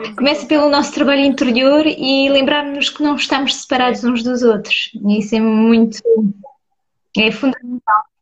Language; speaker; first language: Portuguese; early bilingual, heritage; Portuguese